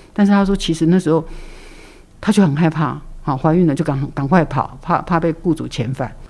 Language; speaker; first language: Chinese; native; Chinese